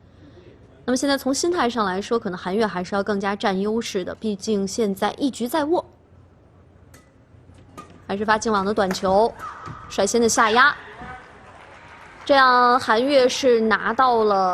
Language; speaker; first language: Chinese; native; Chinese